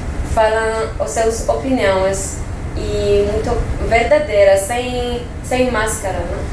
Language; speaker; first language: Portuguese; non-native, fluent; French